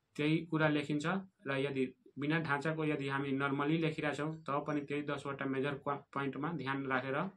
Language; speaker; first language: Nepali; non-native, local second language; Bhojpuri